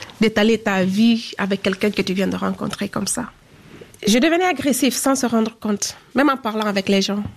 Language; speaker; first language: French; non-native, local second language; Fula